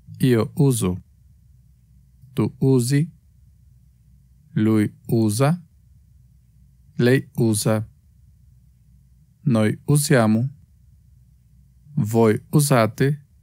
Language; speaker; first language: Italian; non-native, fluent; Spanish